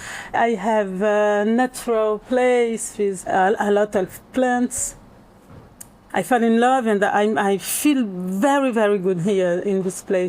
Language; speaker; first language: English; non-native, learner; Portuguese